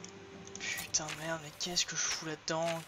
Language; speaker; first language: French; native; French